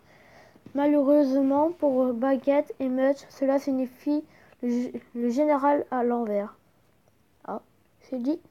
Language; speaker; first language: French; native; French